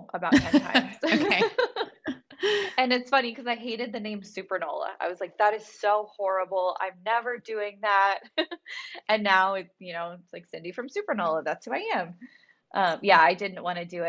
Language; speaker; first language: English; native; English